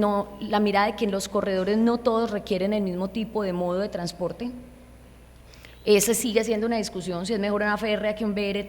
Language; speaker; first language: Spanish; native; Spanish